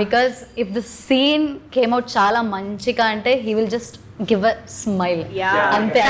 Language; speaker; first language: Telugu; non-native, learner; Malayalam